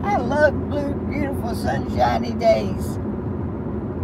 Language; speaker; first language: English; native; English